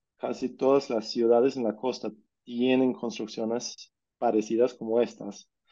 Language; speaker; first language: Spanish; non-native, fluent; Danish